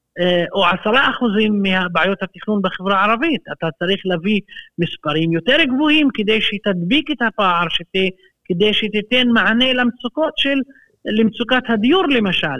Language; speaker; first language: Hebrew; non-native, local second language; Arabic